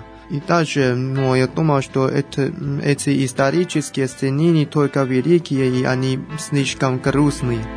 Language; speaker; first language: Russian; non-native, fluent; Chinese